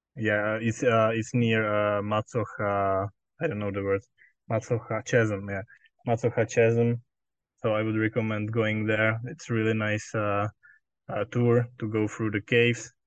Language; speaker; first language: English; non-native, fluent; Czech